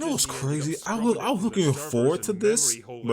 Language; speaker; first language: English; native; English